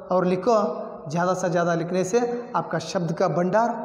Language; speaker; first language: Hindi; non-native, local second language; Kannada